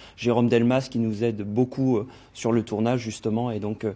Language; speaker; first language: French; native; French